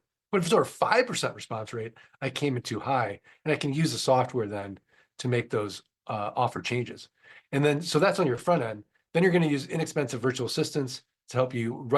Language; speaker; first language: English; native; English